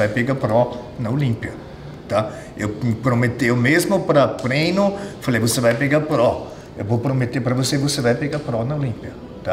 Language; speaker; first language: Portuguese; non-native, fluent; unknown